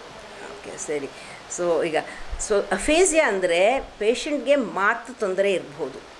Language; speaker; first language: Kannada; non-native, local second language; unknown